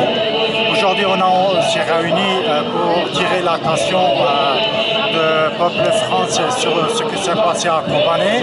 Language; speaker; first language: French; non-native, learner; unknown